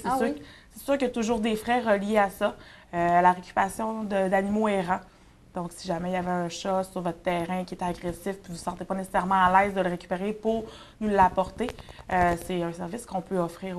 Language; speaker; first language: French; native; French